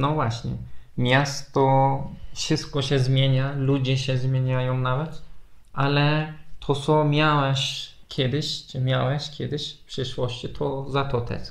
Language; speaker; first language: Polish; non-native, fluent; Turkish